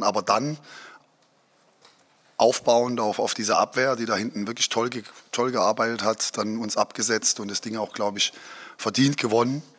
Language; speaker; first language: German; native; German